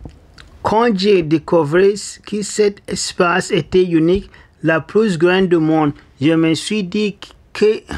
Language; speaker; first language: French; non-native, learner; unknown